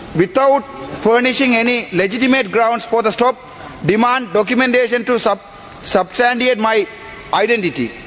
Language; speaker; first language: English; non-native, local second language; Tamil